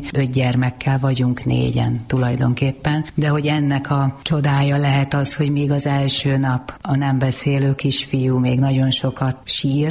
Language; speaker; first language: Hungarian; native; Hungarian